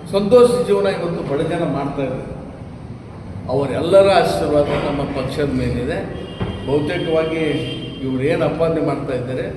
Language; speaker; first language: Kannada; native; Kannada